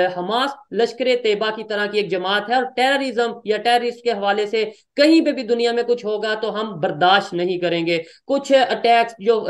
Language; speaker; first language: Urdu; native; Urdu